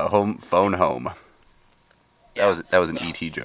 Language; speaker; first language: English; native; English